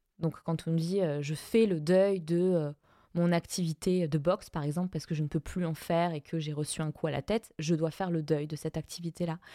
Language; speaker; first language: French; non-native, fluent; Spanish